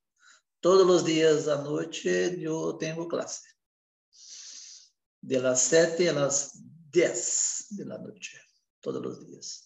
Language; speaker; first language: Spanish; non-native, learner; Portuguese